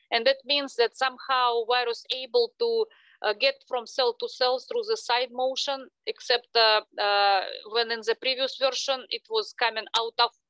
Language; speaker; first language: English; non-native, fluent; Russian